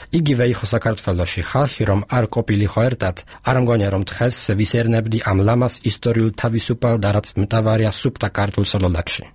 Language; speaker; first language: Georgian; non-native, fluent; Polish